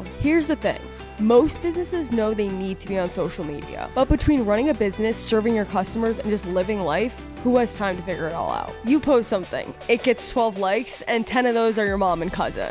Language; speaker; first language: English; native; English